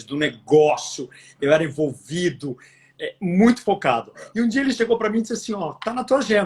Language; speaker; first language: Portuguese; native; Portuguese